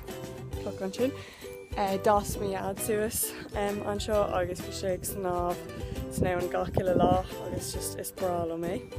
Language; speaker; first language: Irish; non-native, local second language; English